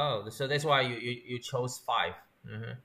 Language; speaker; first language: English; non-native, learner; Chinese